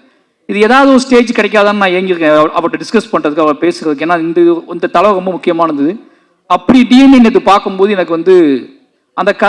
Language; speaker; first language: Tamil; native; Tamil